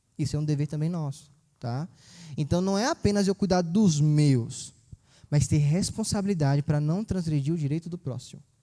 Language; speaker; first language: Portuguese; native; Portuguese